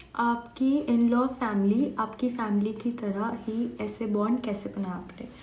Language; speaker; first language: Hindi; non-native, local second language; Bangla